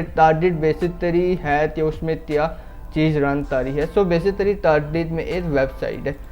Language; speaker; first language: Urdu; non-native, local second language; Punjabi